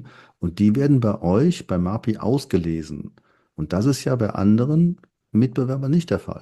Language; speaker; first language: German; native; German